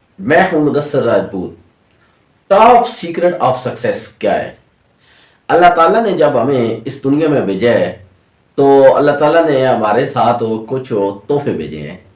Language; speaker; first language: Urdu; non-native, local second language; Punjabi